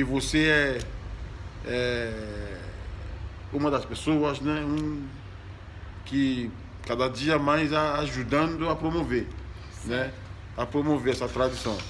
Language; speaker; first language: Portuguese; non-native, fluent; Yoruba